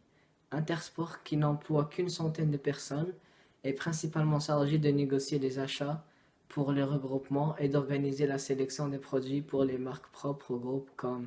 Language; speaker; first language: French; non-native, learner; English